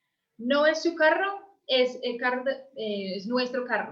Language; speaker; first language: Spanish; early bilingual, heritage; English